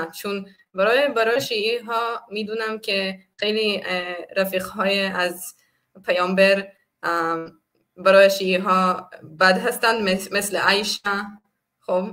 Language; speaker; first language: Persian; non-native, fluent; Hebrew